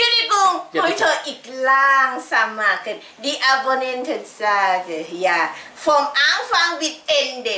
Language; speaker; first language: German; non-native, learner; Thai